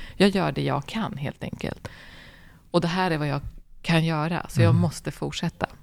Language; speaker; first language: Swedish; early bilingual, other home language; Arabic